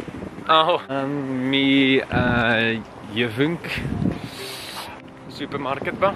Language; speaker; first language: Hungarian; non-native, learner; Dutch